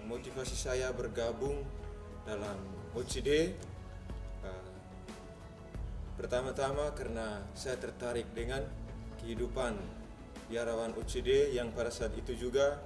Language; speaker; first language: Indonesian; non-native, local second language; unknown